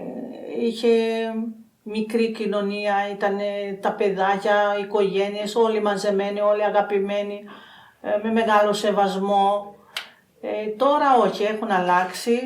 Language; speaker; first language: Greek; non-native, fluent; Albanian